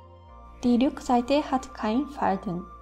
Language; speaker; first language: German; non-native, fluent; Japanese